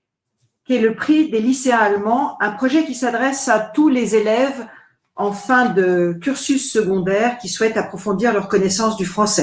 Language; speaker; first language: French; native; French